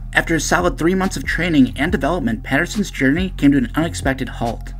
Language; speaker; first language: English; native; English